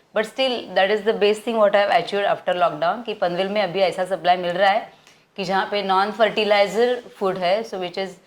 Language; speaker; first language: Hindi; non-native, local second language; Marathi